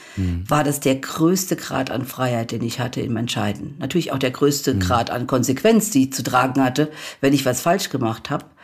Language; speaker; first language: German; native; German